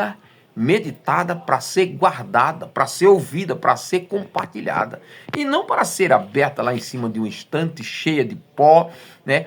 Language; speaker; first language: Portuguese; native; Portuguese